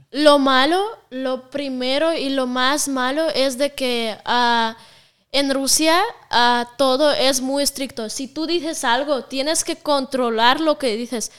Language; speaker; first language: Spanish; non-native, fluent; Russian